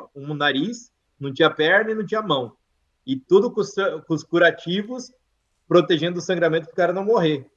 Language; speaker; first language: Portuguese; native; Portuguese